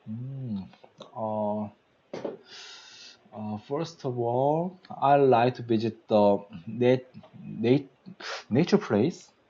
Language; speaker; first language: English; non-native, learner; Korean